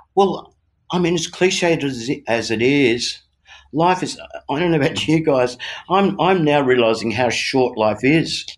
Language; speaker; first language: English; native; English